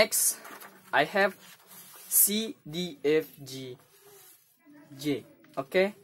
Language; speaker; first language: English; non-native, learner; Indonesian